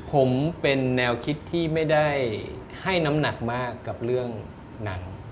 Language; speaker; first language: Thai; native; Thai